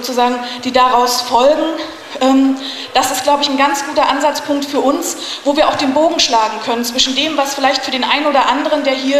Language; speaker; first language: German; native; German